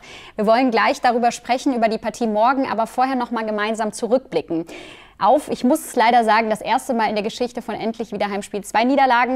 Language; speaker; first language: German; native; German